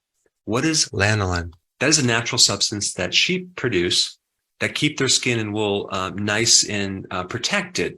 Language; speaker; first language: English; native; English